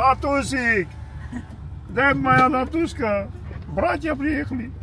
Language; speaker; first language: Russian; non-native, fluent; Armenian